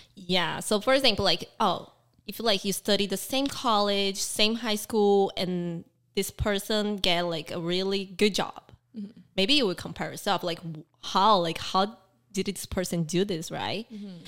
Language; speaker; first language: English; early bilingual, other home language; Portuguese